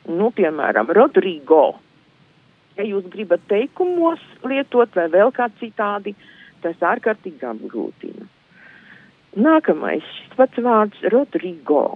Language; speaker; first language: Latvian; native; Latvian